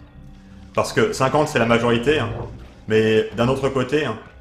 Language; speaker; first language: French; native; French